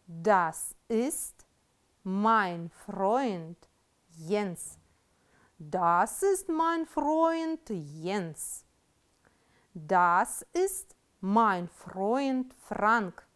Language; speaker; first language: German; non-native, fluent; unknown